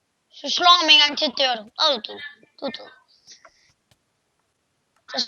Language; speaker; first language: Danish; native; Danish